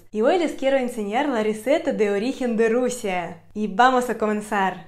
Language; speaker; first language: Spanish; non-native, fluent; Russian